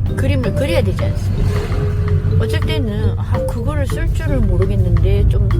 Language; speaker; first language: Korean; native; Korean